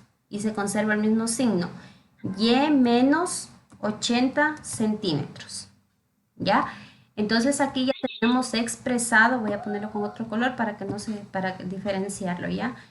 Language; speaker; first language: Spanish; native; Spanish